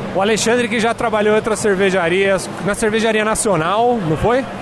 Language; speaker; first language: Portuguese; native; Portuguese